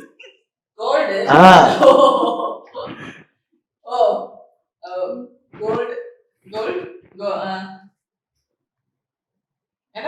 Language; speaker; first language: Tamil; non-native, learner; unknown